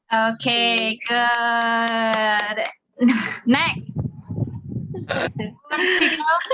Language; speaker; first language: English; non-native, fluent; Indonesian